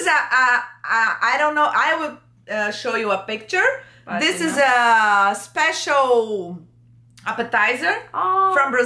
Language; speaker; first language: English; non-native, learner; Portuguese